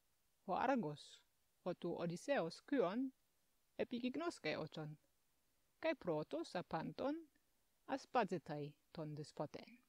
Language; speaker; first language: Greek; non-native, fluent; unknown